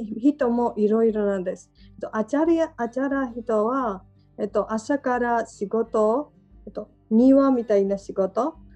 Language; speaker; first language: Japanese; non-native, learner; Georgian